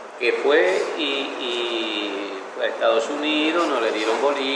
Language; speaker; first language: Spanish; native; Spanish